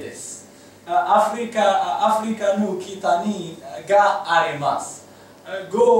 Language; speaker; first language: Japanese; non-native, learner; Arabic